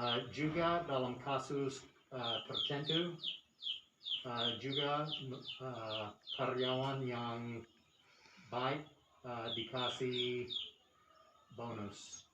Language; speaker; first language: Indonesian; non-native, fluent; English